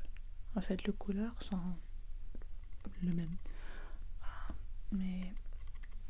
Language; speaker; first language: French; non-native, learner; English